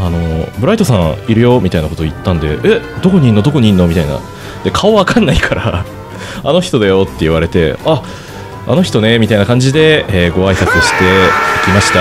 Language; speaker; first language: Japanese; native; Japanese